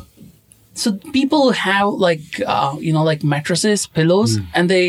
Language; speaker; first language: English; non-native, local second language; Konkani